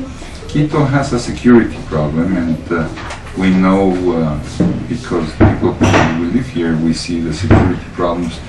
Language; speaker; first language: English; non-native, learner; Spanish